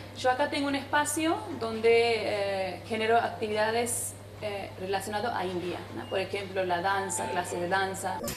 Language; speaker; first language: Spanish; non-native, fluent; Hindi